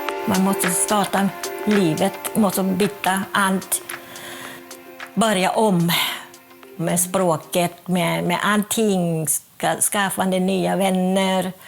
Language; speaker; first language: Swedish; non-native, fluent; Thai